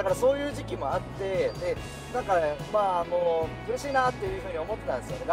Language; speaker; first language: Japanese; native; Japanese